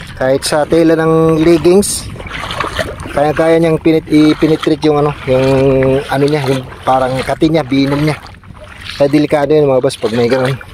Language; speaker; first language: Filipino; non-native, local second language; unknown